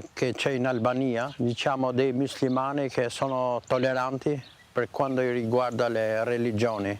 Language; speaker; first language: Italian; non-native, fluent; Albanian